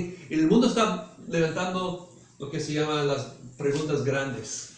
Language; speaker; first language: Spanish; non-native, fluent; English